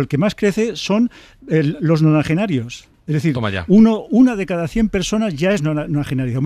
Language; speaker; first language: Spanish; native; Spanish